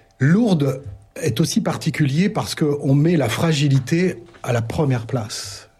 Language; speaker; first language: French; native; French